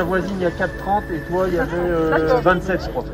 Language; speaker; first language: French; native; French